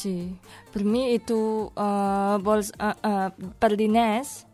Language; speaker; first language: Catalan; non-native, learner; Indonesian